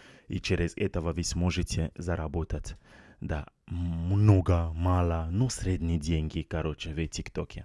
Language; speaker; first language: Russian; non-native, learner; French